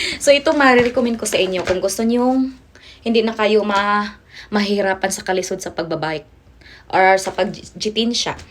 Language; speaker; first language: Filipino; non-native, local second language; Cebuano